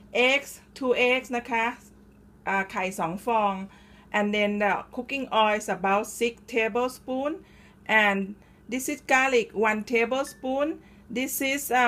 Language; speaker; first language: English; non-native, learner; Thai